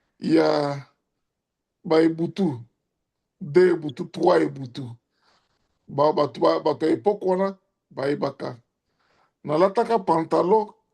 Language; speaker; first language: Lingala; native; Lingala